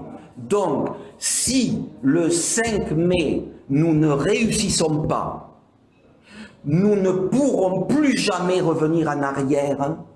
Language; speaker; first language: French; native; French